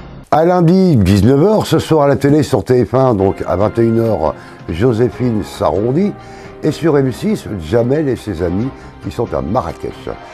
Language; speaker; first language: French; native; French